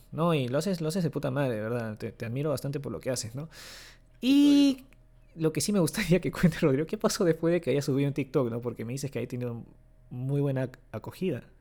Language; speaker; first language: Spanish; early bilingual, other home language; Japanese